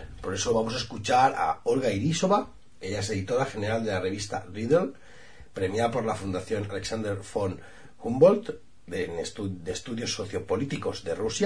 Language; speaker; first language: Spanish; native; Spanish